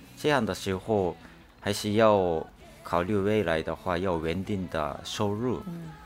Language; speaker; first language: Chinese; non-native, fluent; Japanese